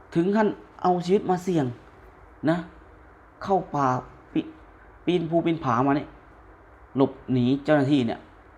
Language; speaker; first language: Thai; native; Thai